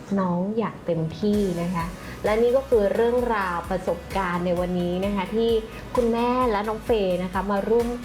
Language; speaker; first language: Thai; native; Thai